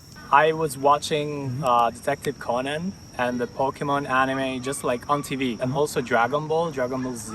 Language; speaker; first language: English; non-native, fluent; Italian